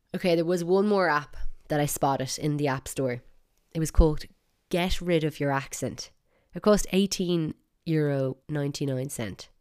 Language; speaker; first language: English; native; English